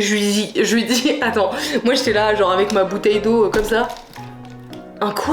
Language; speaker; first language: French; native; French